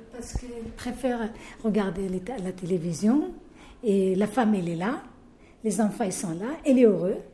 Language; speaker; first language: French; non-native, local second language; Arabic